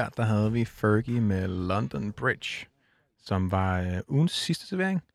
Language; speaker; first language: Danish; native; Danish